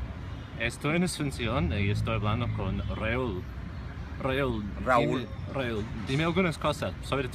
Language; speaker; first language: Spanish; non-native, fluent; English